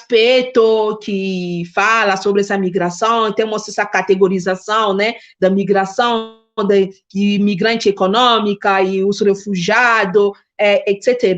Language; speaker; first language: Portuguese; non-native, fluent; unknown